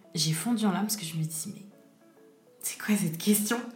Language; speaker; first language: French; native; French